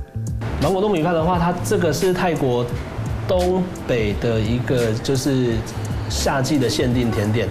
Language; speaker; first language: Chinese; native; Chinese